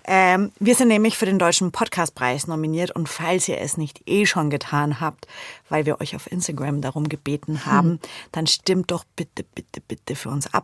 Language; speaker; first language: German; native; German